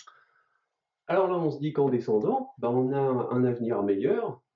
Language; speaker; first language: French; native; French